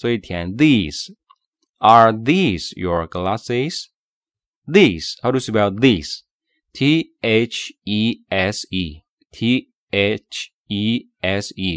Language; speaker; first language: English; non-native, fluent; Chinese